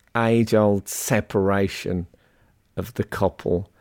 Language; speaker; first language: English; native; English